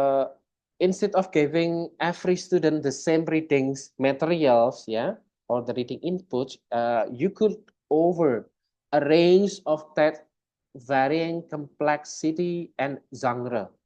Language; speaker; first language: English; non-native, fluent; Indonesian